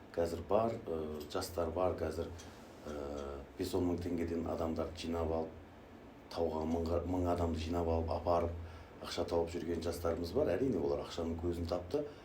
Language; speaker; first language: Kazakh; native; Kazakh